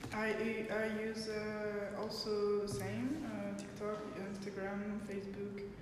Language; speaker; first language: English; non-native, learner; French